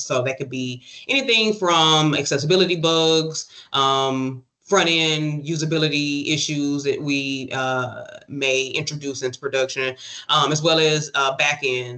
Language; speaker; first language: English; native; English